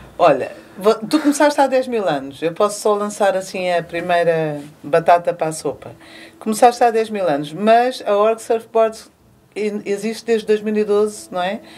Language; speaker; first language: Portuguese; native; Portuguese